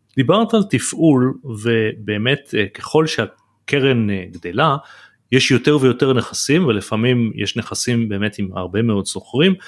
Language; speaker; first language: Hebrew; native; Hebrew